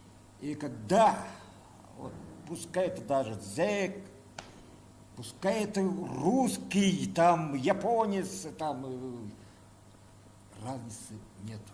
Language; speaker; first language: Russian; non-native, local second language; Yakut